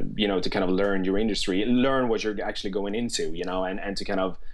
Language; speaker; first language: English; non-native, fluent; Swedish